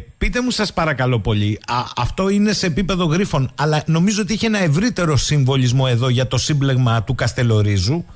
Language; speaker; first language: Greek; native; Greek